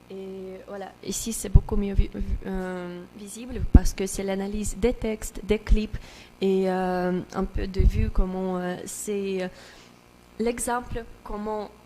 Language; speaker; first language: French; non-native, learner; Russian